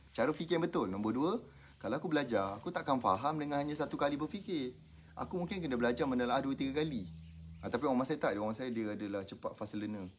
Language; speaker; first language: Malay; native; Malay